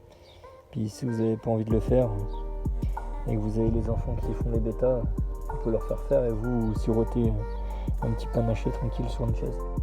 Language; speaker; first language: French; native; French